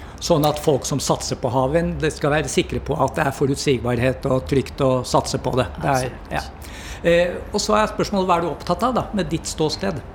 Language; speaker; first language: Norwegian; native; Norwegian